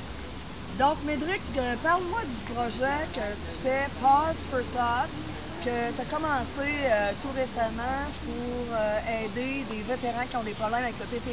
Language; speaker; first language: French; native; French